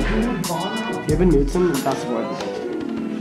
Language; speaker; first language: German; non-native, learner; English